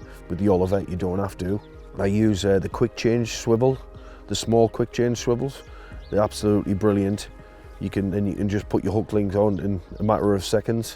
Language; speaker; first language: English; native; English